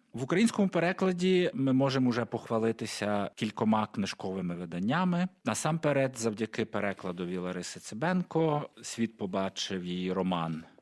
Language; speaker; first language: Ukrainian; native; Ukrainian